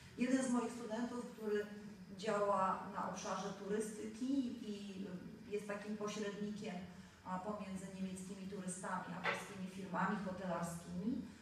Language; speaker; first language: Polish; native; Polish